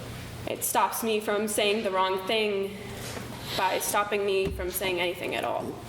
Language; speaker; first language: English; native; English